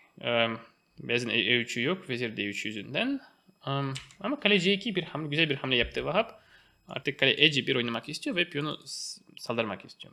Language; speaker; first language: Turkish; non-native, fluent; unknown